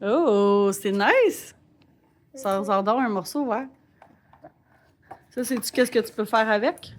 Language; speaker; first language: French; native; French